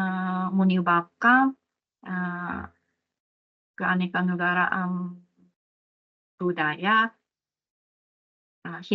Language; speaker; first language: Indonesian; non-native, fluent; Japanese